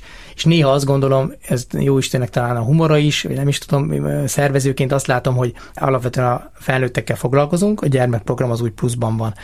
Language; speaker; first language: Hungarian; native; Hungarian